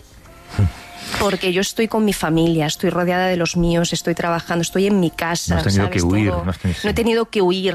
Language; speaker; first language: Spanish; native; Spanish